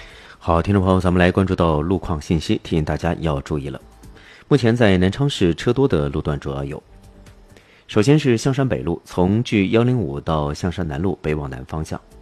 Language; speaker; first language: Chinese; native; Chinese